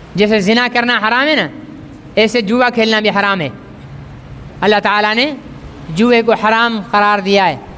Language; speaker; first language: Urdu; non-native, local second language; Sindhi